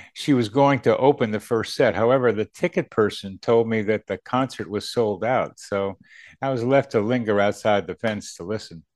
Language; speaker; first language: English; native; English